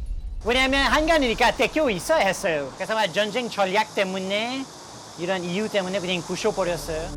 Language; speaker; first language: Korean; non-native, learner; French